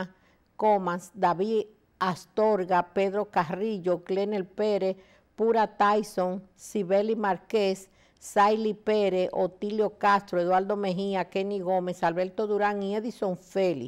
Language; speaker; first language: Spanish; native; Spanish